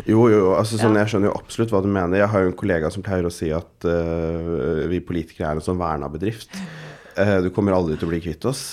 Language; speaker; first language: Norwegian; early bilingual, other home language; Urdu